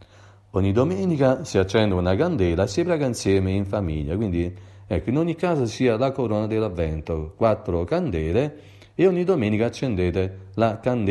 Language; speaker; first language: Italian; native; Italian